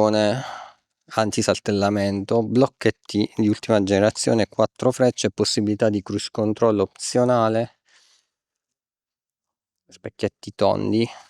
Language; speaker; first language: Italian; native; Italian